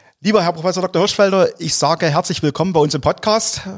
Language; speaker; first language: German; native; German